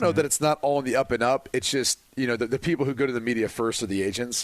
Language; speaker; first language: English; native; English